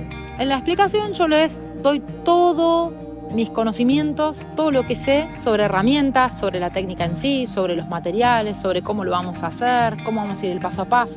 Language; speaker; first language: Spanish; native; Spanish